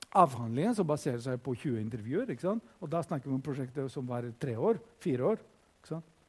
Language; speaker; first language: Norwegian; non-native, fluent; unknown